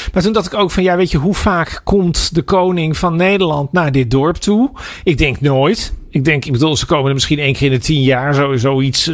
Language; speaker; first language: Dutch; native; Dutch